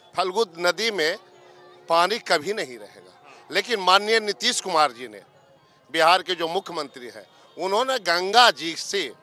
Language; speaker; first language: Hindi; native; Hindi